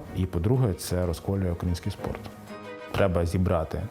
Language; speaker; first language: Ukrainian; native; Ukrainian